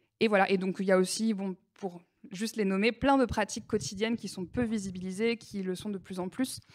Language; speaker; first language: French; native; French